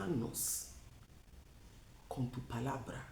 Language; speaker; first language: Spanish; non-native, fluent; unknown